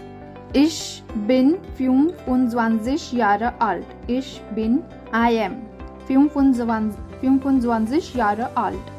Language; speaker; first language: German; non-native, fluent; Hindi